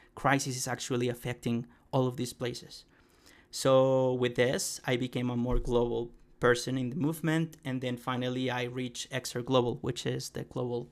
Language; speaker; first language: English; native; English